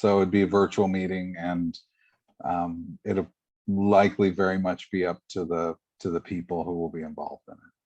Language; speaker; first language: English; native; English